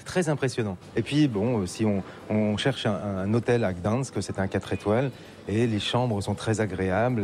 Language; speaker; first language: French; native; French